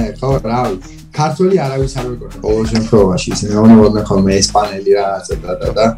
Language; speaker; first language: Georgian; early bilingual, heritage; German